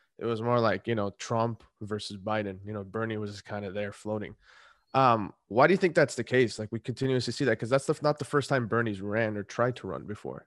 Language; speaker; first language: English; native; English